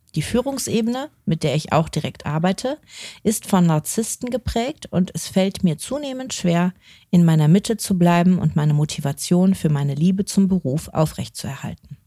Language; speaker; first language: German; native; German